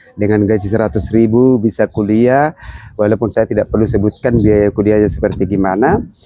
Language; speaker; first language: Indonesian; non-native, local second language; Batak Toba